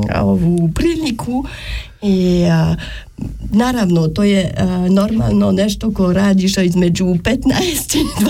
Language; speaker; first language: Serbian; non-native, learner; French